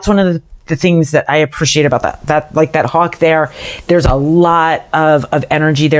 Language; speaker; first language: English; native; English